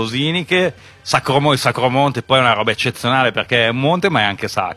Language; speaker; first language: Italian; native; Italian